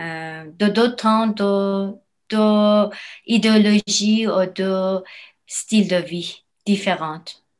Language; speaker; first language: French; non-native, learner; Persian